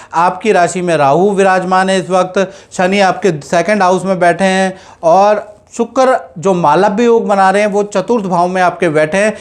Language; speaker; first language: Hindi; non-native, local second language; Gujarati